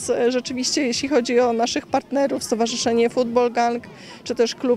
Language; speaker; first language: Polish; native; Polish